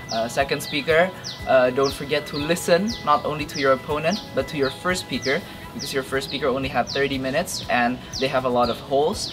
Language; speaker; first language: English; non-native, fluent; Indonesian